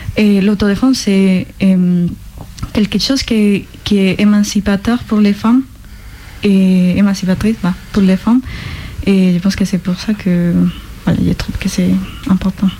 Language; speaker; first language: French; non-native, fluent; Spanish